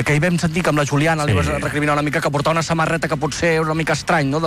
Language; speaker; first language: Catalan; native; Catalan